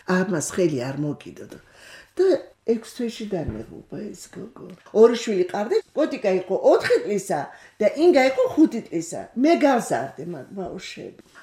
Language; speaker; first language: Georgian; non-native, local second language; Kurdish